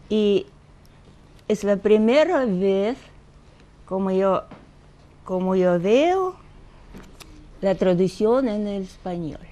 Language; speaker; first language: Spanish; non-native, fluent; Russian